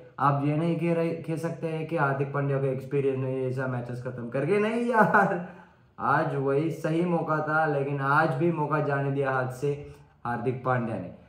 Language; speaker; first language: Hindi; non-native, learner; Sinhala